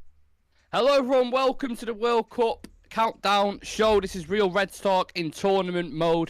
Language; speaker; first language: English; native; English